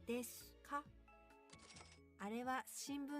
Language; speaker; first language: Japanese; non-native, learner; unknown